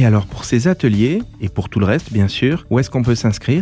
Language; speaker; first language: French; native; French